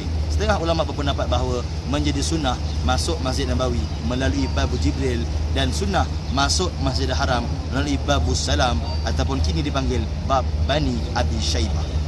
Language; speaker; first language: Malay; native; Malay